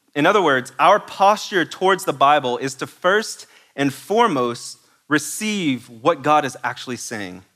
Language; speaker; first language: English; native; English